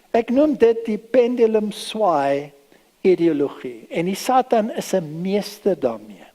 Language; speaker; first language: Afrikaans; early bilingual, other home language; German